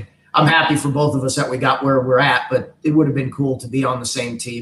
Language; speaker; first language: English; native; English